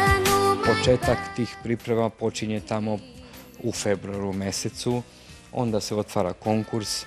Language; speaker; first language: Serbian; non-native, local second language; Romanian